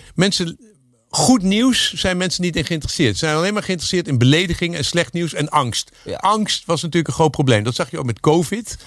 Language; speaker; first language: Dutch; native; Dutch